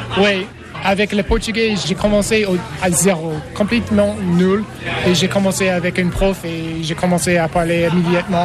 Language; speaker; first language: French; non-native, learner; English